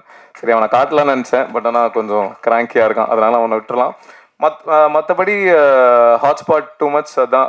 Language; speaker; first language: Tamil; native; Tamil